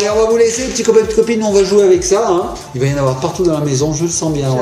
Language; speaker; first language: French; native; French